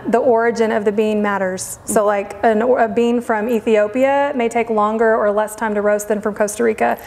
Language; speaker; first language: English; native; English